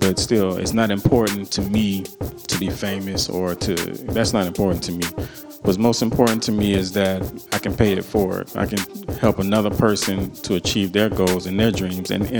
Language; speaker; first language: English; native; English